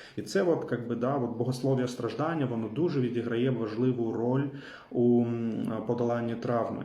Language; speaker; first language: Ukrainian; non-native, local second language; Russian